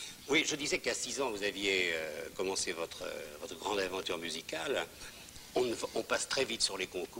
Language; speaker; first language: French; native; French